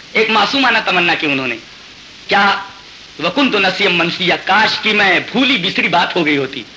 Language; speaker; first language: Urdu; native; Urdu